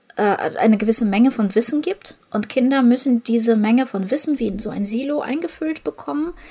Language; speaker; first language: German; non-native, fluent; Ukrainian